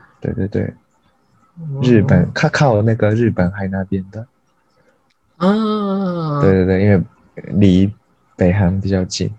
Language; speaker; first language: Chinese; non-native, learner; Japanese